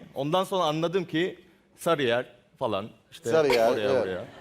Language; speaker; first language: Turkish; non-native, fluent; Spanish